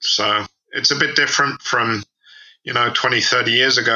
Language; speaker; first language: English; native; English